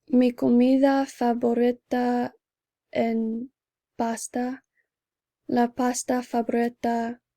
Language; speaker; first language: Spanish; non-native, learner; English